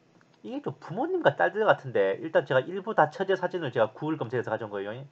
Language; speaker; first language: Korean; native; Korean